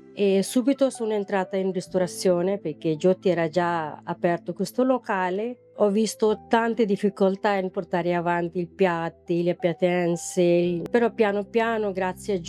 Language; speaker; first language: Italian; non-native, fluent; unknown